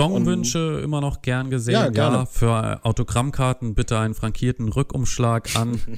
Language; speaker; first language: German; native; German